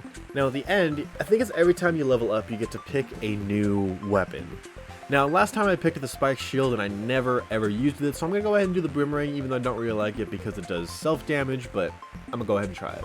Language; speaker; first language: English; native; English